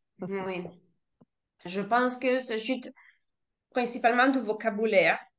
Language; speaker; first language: French; non-native, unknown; Italian